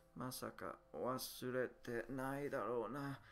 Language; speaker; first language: Japanese; non-native, learner; English